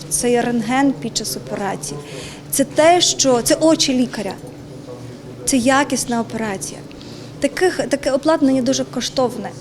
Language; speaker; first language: Ukrainian; native; Ukrainian